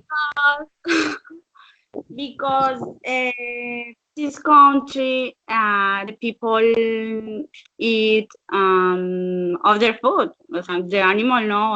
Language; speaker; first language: English; non-native, learner; Spanish